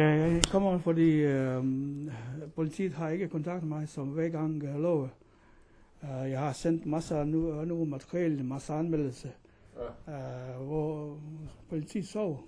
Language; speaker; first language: Danish; non-native, learner; Croatian